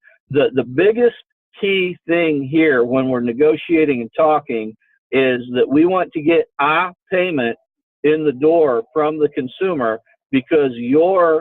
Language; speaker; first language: English; native; English